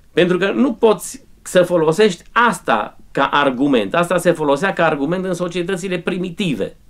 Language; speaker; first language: Romanian; native; Romanian